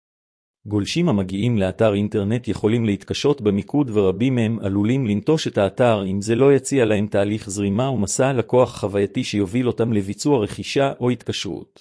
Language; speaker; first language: Hebrew; native; Hebrew